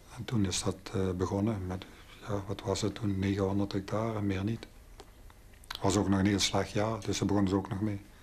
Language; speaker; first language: Dutch; native; Dutch